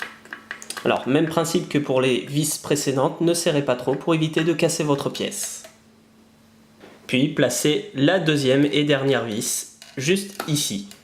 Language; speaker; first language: French; native; French